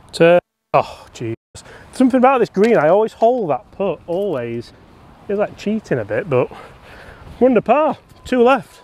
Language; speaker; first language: English; native; English